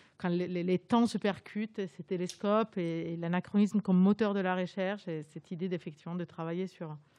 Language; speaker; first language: French; non-native, fluent; Italian